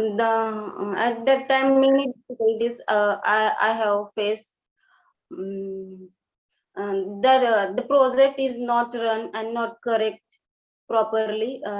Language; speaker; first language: English; non-native, learner; Marathi